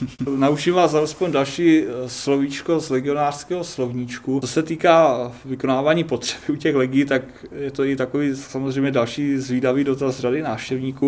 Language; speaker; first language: Czech; native; Czech